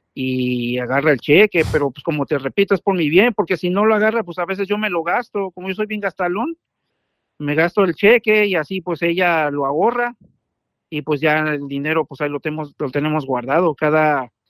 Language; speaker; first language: Spanish; native; Spanish